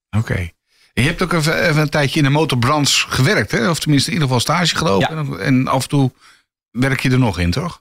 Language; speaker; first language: Dutch; native; Dutch